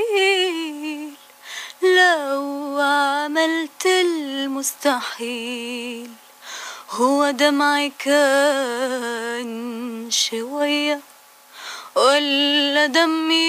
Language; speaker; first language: Arabic; native; Arabic